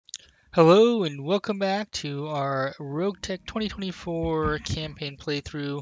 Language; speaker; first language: English; native; English